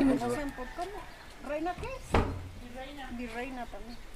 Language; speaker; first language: Spanish; native; Spanish